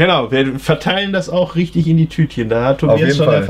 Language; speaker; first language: German; native; German